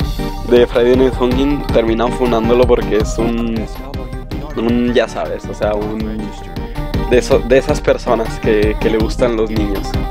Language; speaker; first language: Spanish; native; Spanish